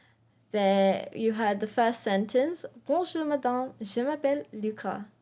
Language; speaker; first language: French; non-native, learner; English